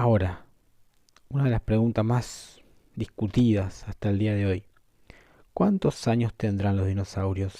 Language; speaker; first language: Spanish; native; Spanish